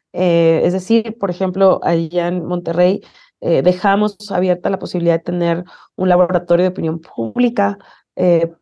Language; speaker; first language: Spanish; native; Spanish